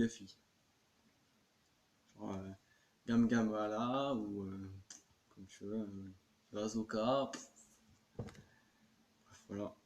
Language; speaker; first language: French; native; French